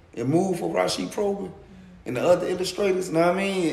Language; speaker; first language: English; native; English